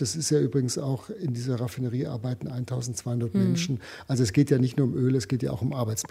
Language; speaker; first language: German; native; German